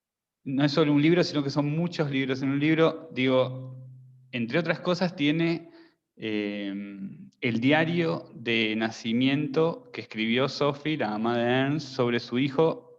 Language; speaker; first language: Spanish; native; Spanish